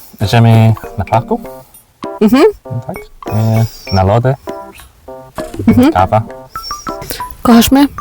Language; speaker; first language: Polish; non-native, learner; English